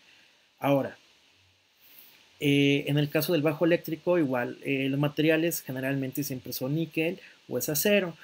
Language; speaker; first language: Spanish; native; Spanish